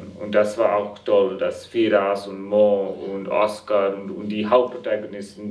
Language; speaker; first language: German; non-native, fluent; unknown